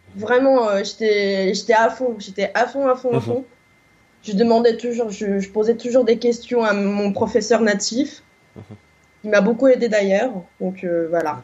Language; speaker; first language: French; non-native, fluent; Korean